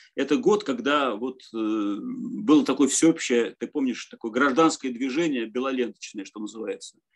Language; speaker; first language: Russian; native; Russian